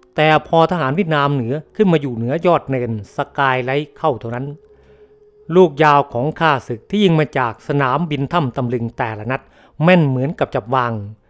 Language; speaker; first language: Thai; native; Thai